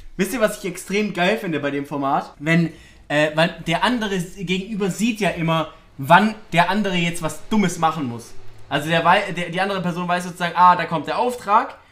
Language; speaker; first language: German; native; German